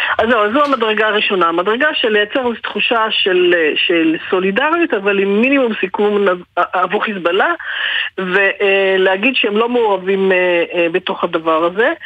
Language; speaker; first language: Hebrew; native; Hebrew